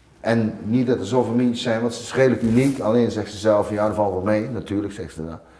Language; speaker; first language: Dutch; native; Dutch